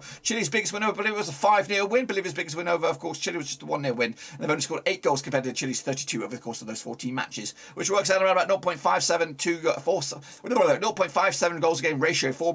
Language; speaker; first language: English; native; English